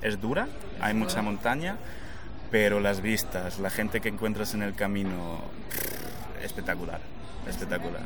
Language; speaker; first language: Spanish; native; Spanish